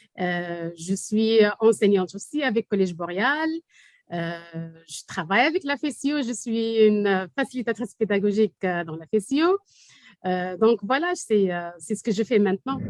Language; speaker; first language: French; non-native, local second language; Arabic